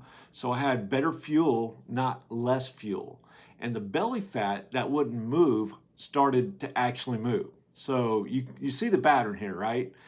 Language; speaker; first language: English; native; English